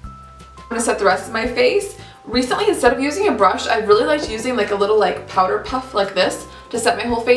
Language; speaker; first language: English; native; English